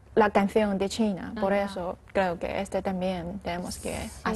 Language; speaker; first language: Spanish; non-native, learner; Chinese